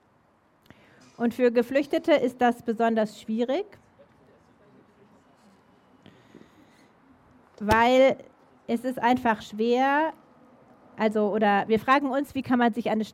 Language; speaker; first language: German; native; German